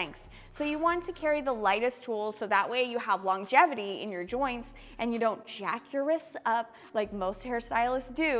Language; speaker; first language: English; native; English